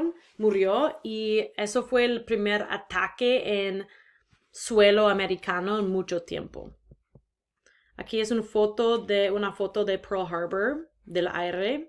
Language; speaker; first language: Spanish; non-native, fluent; English